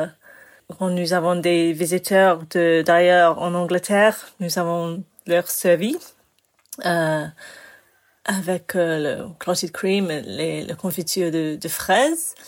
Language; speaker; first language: French; non-native, fluent; English